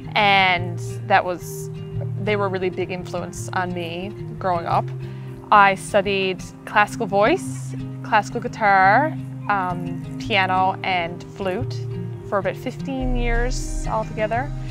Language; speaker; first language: English; native; English